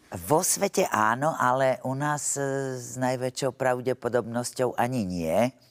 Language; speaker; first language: Slovak; native; Slovak